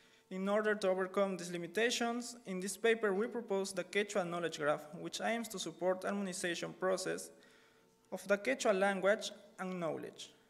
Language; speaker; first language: English; non-native, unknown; Spanish